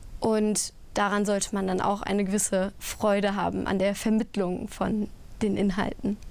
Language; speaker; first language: German; native; German